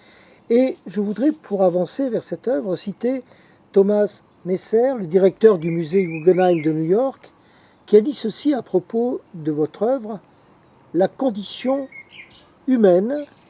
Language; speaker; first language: French; native; French